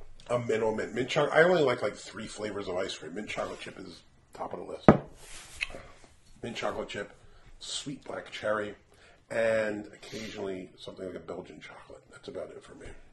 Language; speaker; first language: English; native; English